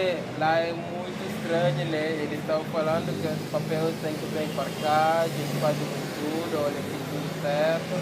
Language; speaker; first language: Portuguese; non-native, learner; French